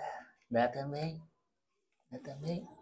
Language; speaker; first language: Portuguese; non-native, learner; Vietnamese